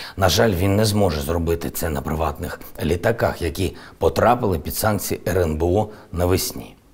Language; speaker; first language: Ukrainian; non-native, local second language; Russian